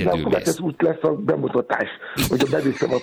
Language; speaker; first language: Hungarian; non-native, learner; Yoruba